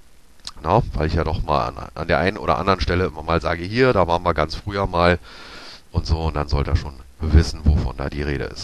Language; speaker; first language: German; native; German